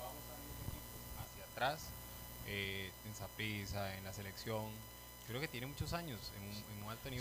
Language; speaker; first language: Spanish; native; Spanish